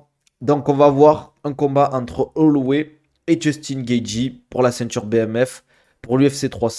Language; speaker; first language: French; native; French